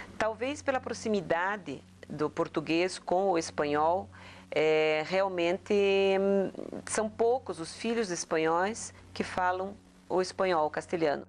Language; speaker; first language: Portuguese; early bilingual, other home language; Spanish